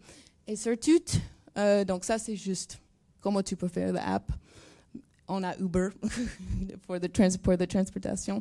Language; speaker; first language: French; non-native, learner; English